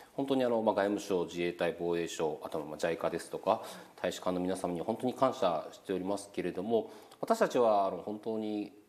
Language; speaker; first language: Japanese; native; Japanese